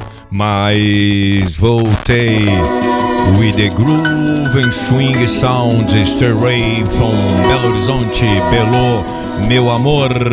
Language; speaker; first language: English; non-native, fluent; Portuguese